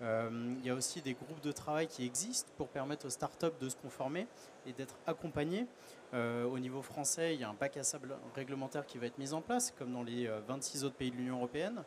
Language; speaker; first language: French; native; French